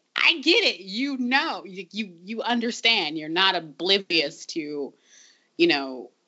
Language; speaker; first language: English; native; English